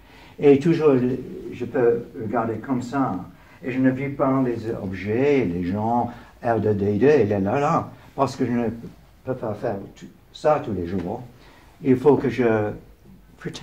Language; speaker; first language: French; non-native, learner; English